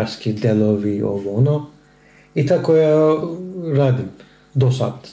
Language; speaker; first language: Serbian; non-native, learner; Turkish